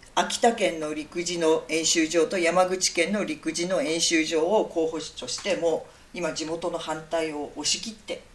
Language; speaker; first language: Japanese; native; Japanese